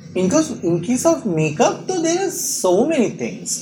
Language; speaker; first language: English; non-native, local second language; Bangla